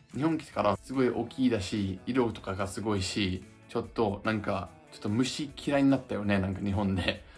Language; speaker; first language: Japanese; non-native, fluent; English